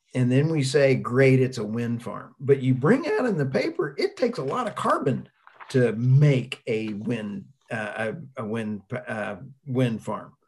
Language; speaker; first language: English; native; English